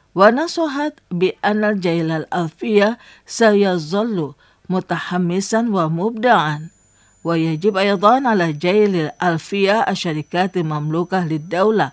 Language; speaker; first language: Arabic; non-native, fluent; Indonesian